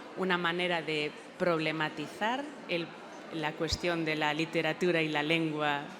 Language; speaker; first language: Spanish; non-native, local second language; Galician